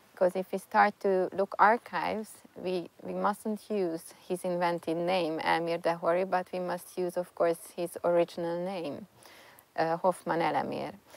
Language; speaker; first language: English; non-native, fluent; Hungarian